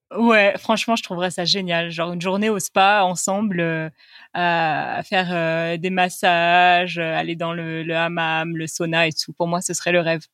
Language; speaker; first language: French; native; French